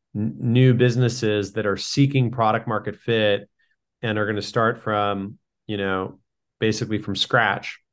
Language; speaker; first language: English; native; English